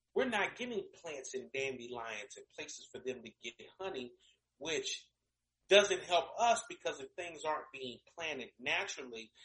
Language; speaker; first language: English; native; English